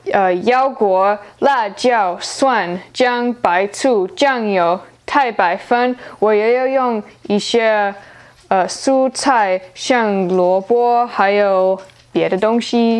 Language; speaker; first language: Chinese; non-native, learner; English